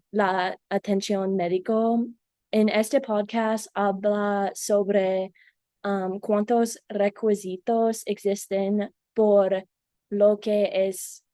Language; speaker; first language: Spanish; non-native, learner; English